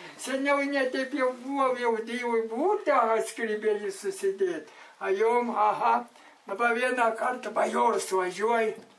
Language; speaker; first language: Lithuanian; native; Lithuanian